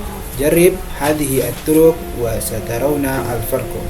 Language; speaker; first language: Arabic; non-native, learner; Indonesian